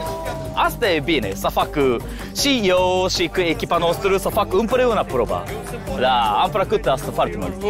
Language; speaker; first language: Romanian; non-native, learner; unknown